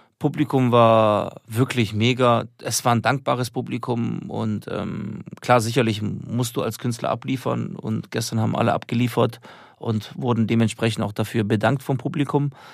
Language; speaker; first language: German; early bilingual, other home language; Albanian